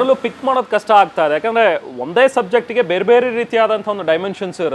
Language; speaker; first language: Kannada; non-native, local second language; Bangla